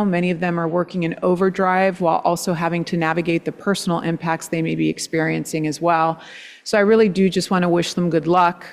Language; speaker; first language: English; native; English